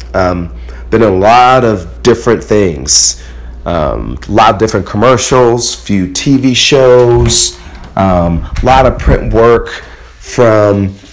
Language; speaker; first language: English; early bilingual, other home language; Akan